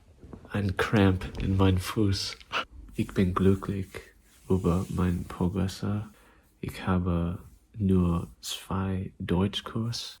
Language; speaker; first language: German; non-native, learner; English